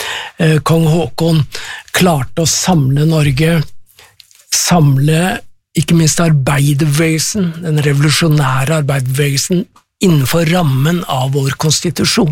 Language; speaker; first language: Norwegian; native; Norwegian